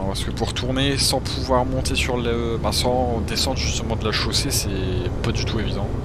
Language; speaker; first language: French; native; French